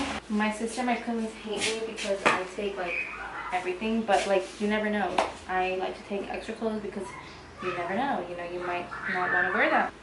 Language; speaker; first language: English; early bilingual, other home language; Spanish